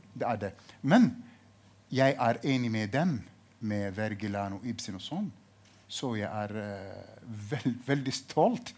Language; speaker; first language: Norwegian; non-native, fluent; Arabic